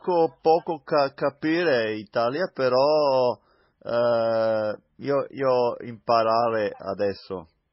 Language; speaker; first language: Italian; non-native, learner; English